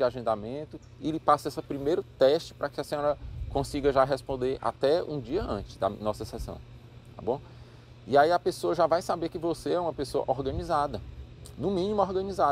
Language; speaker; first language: Portuguese; native; Portuguese